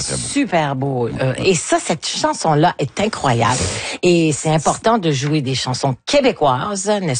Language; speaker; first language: French; native; French